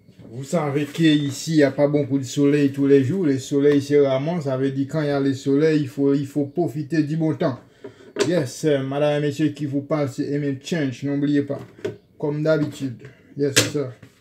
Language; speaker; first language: French; native; French